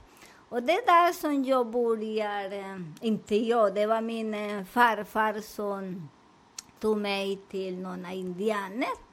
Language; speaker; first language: Swedish; non-native, learner; Spanish